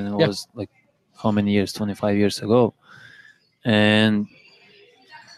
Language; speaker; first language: English; non-native, learner; Serbian